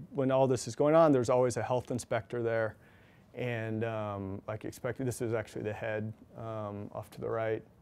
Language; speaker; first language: English; native; English